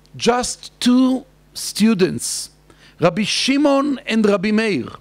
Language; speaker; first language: English; non-native, fluent; Hebrew